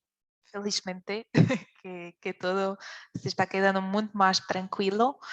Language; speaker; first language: Spanish; non-native, fluent; Portuguese